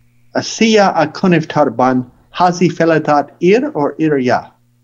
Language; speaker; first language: Hungarian; non-native, learner; English